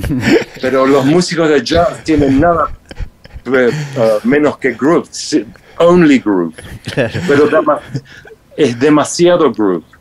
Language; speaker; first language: Spanish; non-native, fluent; English